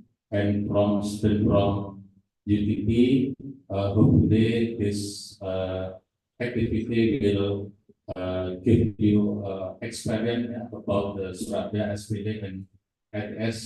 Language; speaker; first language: English; non-native, fluent; Indonesian